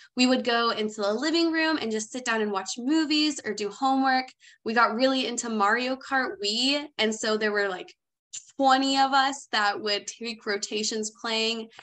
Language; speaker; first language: English; native; English